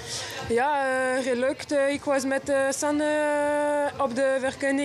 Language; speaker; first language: Dutch; non-native, learner; French